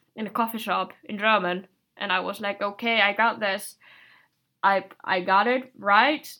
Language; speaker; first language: English; non-native, fluent; Finnish